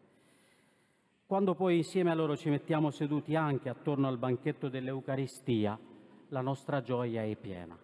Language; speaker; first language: Italian; non-native, fluent; Romanian